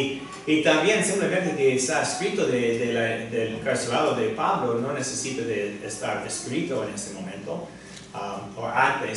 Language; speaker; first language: Spanish; non-native, fluent; English